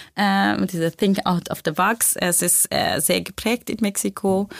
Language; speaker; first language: German; non-native, fluent; Spanish